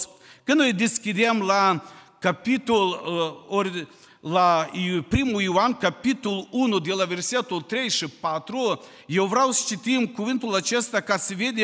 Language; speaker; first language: Romanian; non-native, local second language; Ukrainian